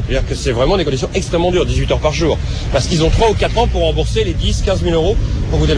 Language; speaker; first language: French; native; French